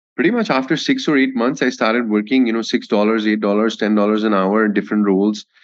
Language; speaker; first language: English; non-native, local second language; Hindi